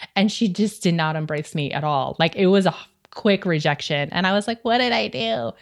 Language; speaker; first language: English; native; English